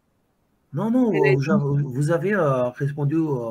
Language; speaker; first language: French; non-native, fluent; Portuguese